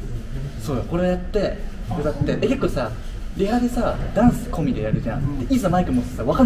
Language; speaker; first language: Japanese; native; Japanese